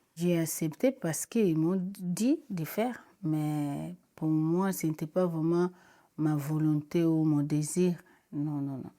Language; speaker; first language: French; non-native, local second language; Lingala